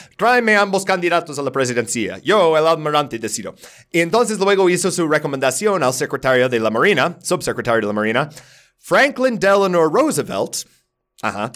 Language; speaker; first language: Spanish; non-native, fluent; English